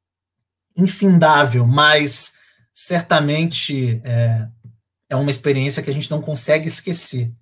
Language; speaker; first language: Portuguese; native; Portuguese